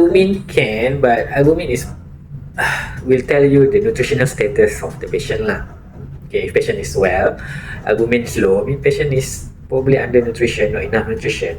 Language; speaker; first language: English; non-native, local second language; Malay